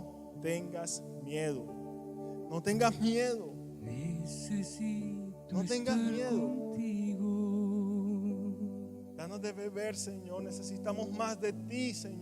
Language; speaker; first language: Spanish; native; Spanish